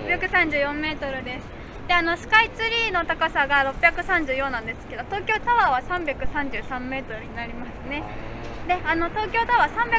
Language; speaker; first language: Japanese; native; Japanese